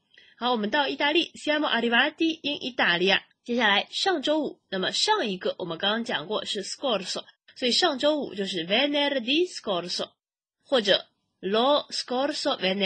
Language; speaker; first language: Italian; non-native, fluent; Chinese